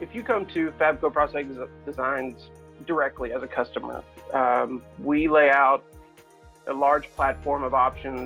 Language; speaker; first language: English; native; English